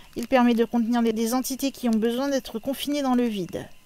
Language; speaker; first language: French; native; French